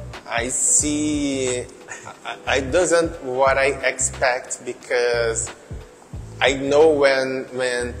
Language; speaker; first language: English; non-native, learner; Portuguese